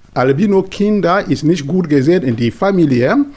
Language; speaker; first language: German; non-native, learner; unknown